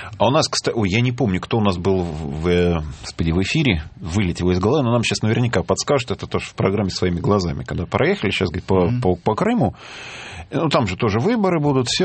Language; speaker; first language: Russian; native; Russian